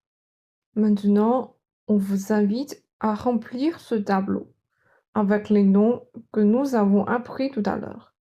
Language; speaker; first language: French; non-native, fluent; Chinese